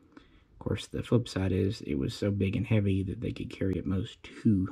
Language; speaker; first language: English; native; English